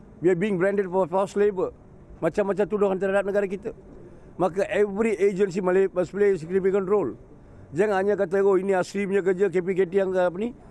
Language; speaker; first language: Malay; non-native, local second language; Tamil